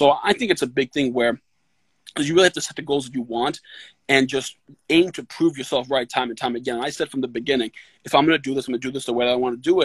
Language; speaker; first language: English; native; English